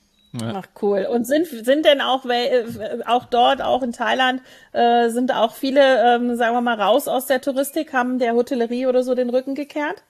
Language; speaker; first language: German; native; German